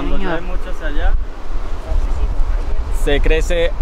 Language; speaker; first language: Spanish; native; Spanish